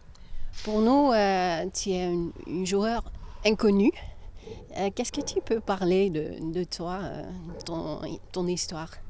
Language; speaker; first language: French; non-native, learner; Dutch